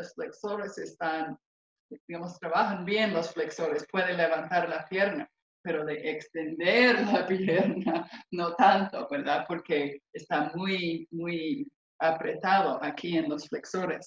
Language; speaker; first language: Spanish; non-native, fluent; English